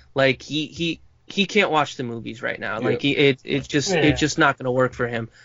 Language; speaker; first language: English; non-native, fluent; Spanish